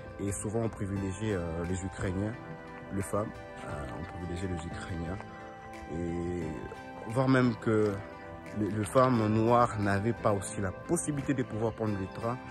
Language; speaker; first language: French; non-native, local second language; Swahili